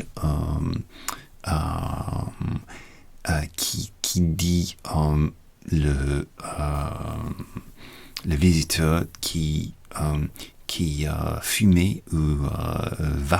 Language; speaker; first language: French; non-native, learner; English